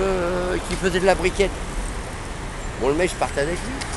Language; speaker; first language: French; native; French